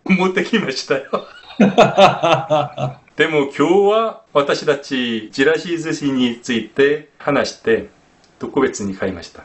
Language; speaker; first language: Japanese; non-native, fluent; Korean